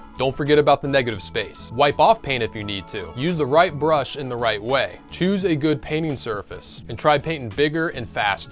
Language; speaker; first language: English; native; English